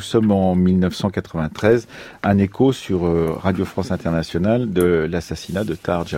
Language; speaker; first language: French; native; French